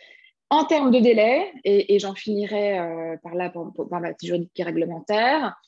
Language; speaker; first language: French; native; French